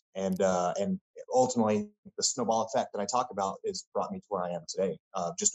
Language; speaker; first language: English; native; English